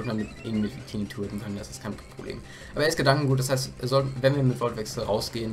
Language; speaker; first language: German; native; German